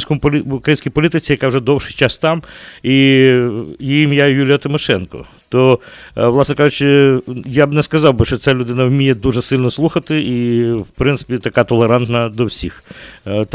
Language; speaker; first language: Ukrainian; native; Ukrainian